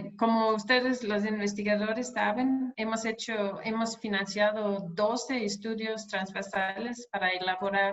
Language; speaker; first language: Spanish; non-native, fluent; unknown